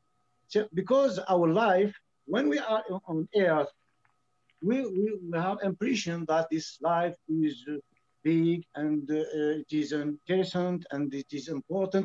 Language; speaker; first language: English; non-native, learner; French